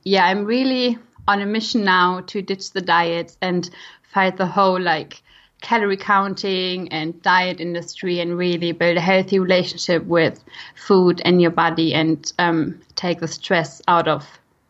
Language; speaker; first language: English; non-native, fluent; German